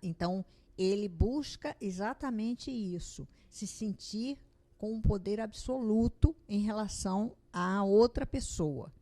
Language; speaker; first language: Portuguese; native; Portuguese